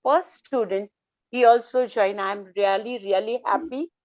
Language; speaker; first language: English; non-native, local second language; Marathi